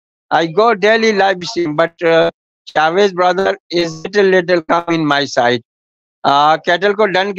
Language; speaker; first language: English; non-native, learner; Urdu